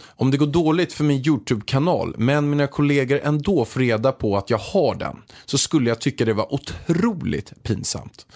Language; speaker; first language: Swedish; native; Swedish